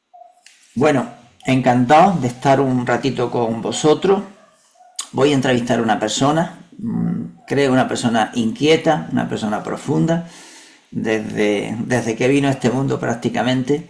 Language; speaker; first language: Spanish; native; Spanish